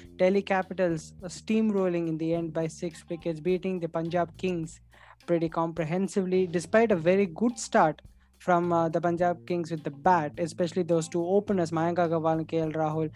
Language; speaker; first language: English; non-native, local second language; Tamil